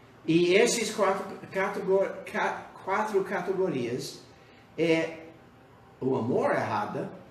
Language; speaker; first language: Portuguese; non-native, fluent; English